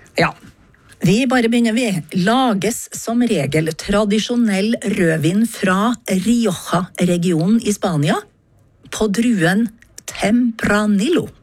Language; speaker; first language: Norwegian; native; Norwegian